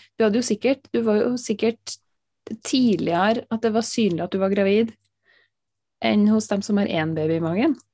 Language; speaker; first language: Norwegian; native; Norwegian